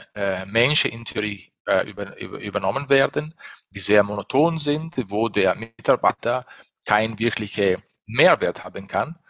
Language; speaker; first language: German; non-native, fluent; Italian